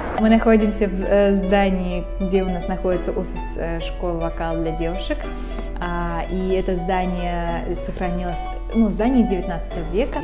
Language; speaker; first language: Russian; native; Russian